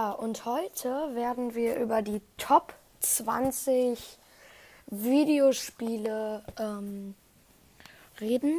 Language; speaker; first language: German; native; German